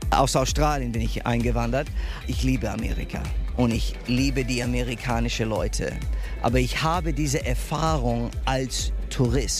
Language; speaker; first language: German; early bilingual, heritage; English